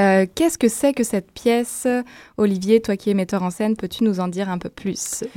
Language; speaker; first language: French; native; French